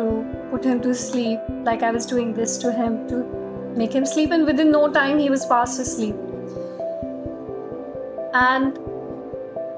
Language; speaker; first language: English; non-native, local second language; Hindi